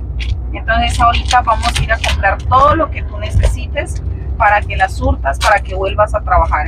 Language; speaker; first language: Spanish; native; Spanish